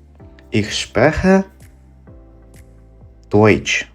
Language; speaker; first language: German; non-native, fluent; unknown